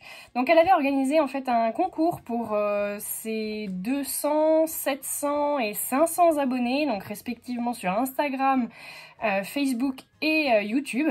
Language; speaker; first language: French; native; French